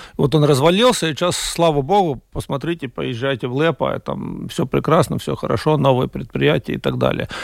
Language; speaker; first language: Russian; non-native, local second language; Latvian